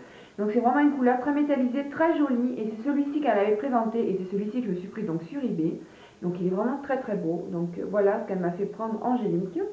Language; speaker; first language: French; native; French